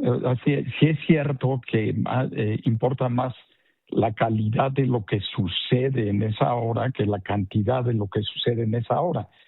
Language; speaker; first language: Spanish; native; Spanish